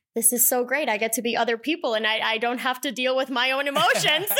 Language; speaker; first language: English; early bilingual, other home language; Spanish